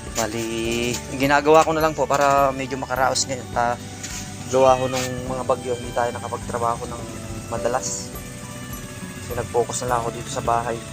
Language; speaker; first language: Filipino; non-native, local second language; Iloko